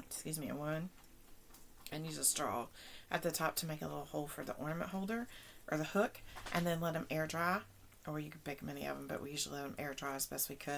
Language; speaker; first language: English; native; English